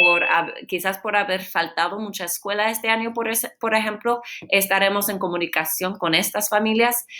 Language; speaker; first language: Spanish; non-native, fluent; English